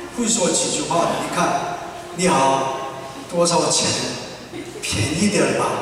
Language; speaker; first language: Chinese; non-native, fluent; Korean